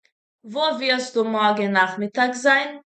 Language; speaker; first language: German; non-native, fluent; Serbian